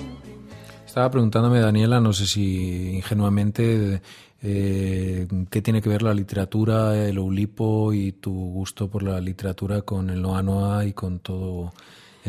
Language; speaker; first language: Spanish; native; Spanish